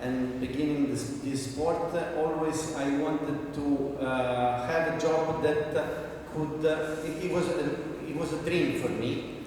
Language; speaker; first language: English; non-native, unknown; Italian